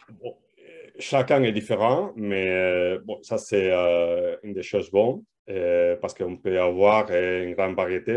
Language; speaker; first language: French; non-native, learner; Spanish